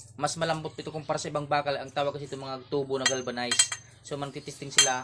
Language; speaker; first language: Filipino; non-native, local second language; Waray